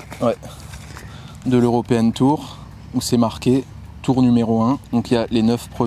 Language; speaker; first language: French; native; French